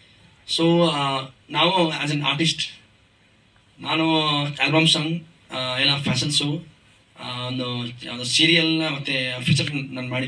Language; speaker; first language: Kannada; non-native, learner; Hindi